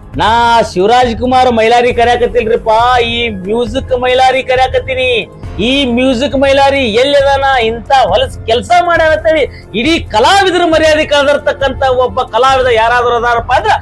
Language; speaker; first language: Kannada; native; Kannada